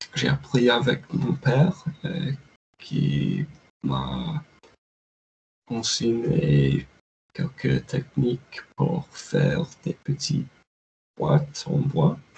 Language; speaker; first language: French; non-native, learner; English